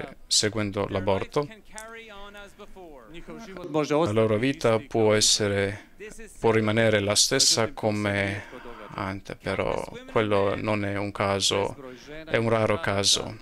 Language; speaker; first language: Italian; non-native, fluent; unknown